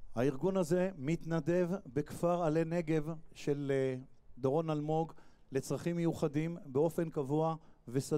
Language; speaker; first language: Hebrew; native; Hebrew